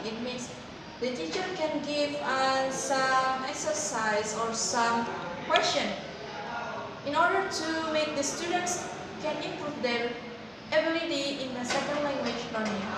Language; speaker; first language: English; non-native, learner; Indonesian